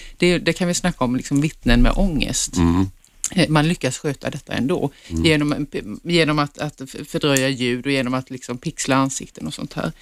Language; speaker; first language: Swedish; native; Swedish